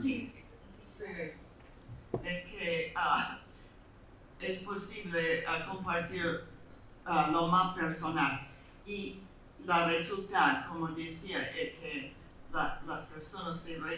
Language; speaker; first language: Spanish; non-native, fluent; English